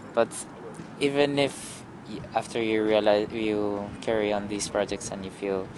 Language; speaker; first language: English; non-native, fluent; Spanish